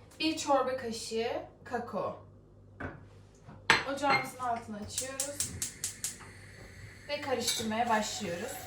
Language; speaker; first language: Turkish; native; Turkish